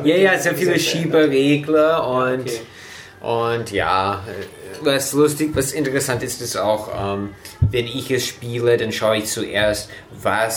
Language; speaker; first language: German; non-native, fluent; English